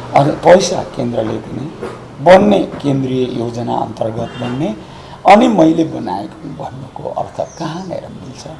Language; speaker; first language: Nepali; native; Nepali